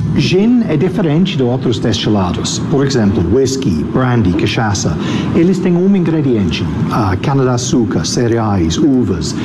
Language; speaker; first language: Portuguese; non-native, fluent; English